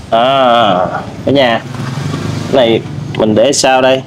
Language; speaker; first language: Vietnamese; native; Vietnamese